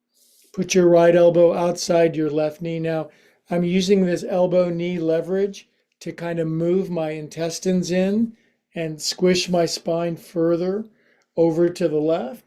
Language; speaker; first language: English; native; English